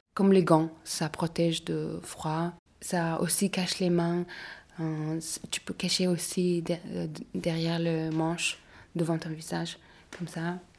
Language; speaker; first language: French; non-native, learner; Mongolian